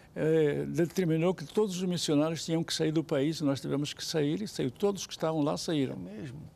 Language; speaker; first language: Portuguese; native; Portuguese